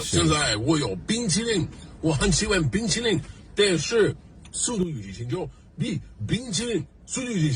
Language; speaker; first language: Chinese; non-native, learner; English